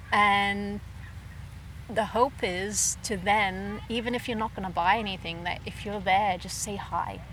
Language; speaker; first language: English; native; English